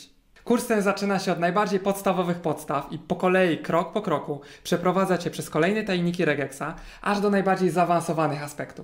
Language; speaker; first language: Polish; native; Polish